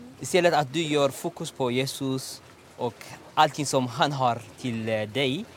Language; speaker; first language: Swedish; non-native, learner; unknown